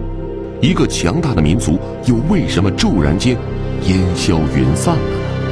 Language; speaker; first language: Chinese; native; Chinese